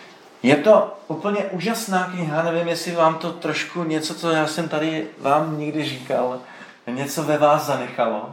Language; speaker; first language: Czech; native; Czech